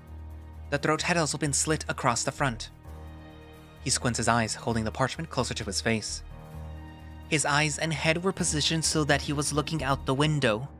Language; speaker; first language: English; native; English